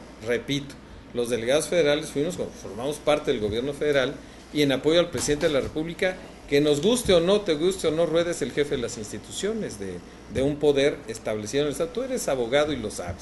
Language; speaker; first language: Spanish; native; Spanish